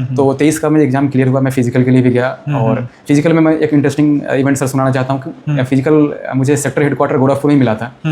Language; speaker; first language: Hindi; native; Hindi